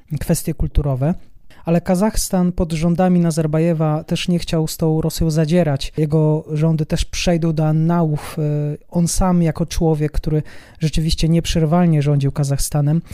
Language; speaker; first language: Polish; native; Polish